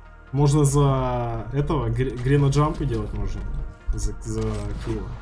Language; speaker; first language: Russian; native; Russian